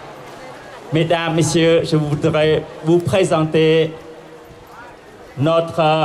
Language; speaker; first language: French; non-native, fluent; Khmer